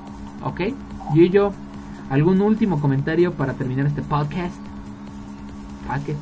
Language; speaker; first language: Spanish; native; Spanish